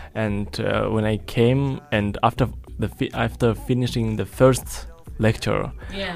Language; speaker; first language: English; non-native, fluent; Russian